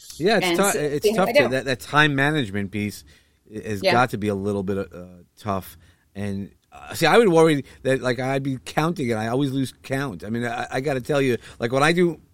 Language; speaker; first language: English; native; English